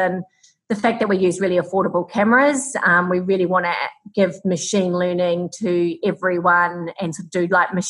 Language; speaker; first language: English; native; English